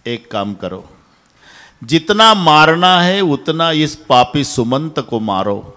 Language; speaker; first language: Hindi; non-native, local second language; Marathi